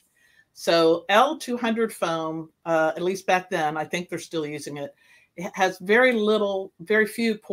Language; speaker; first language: English; native; English